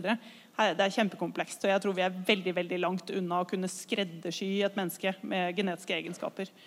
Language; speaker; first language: Norwegian; native; Norwegian